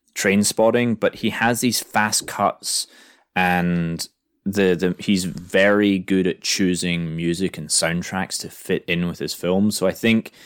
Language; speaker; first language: English; native; English